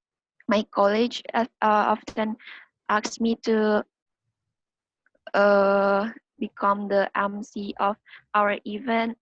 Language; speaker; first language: English; non-native, learner; Indonesian